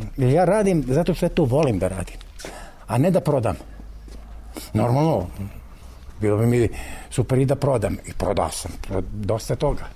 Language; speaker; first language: Serbian; native; Serbian